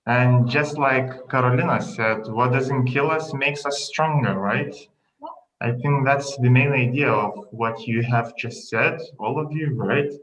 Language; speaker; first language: English; non-native, fluent; Lithuanian